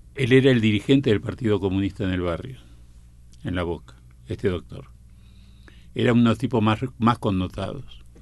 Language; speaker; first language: Spanish; native; Spanish